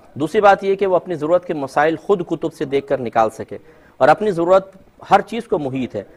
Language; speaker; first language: Urdu; native; Urdu